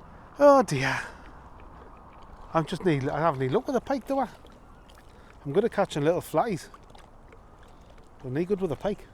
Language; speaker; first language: English; native; English